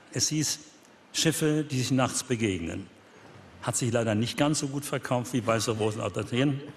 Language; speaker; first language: German; native; German